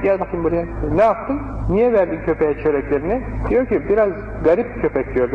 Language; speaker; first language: Turkish; native; Turkish